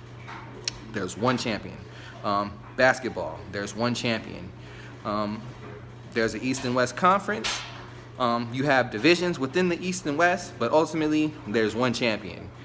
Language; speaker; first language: English; native; English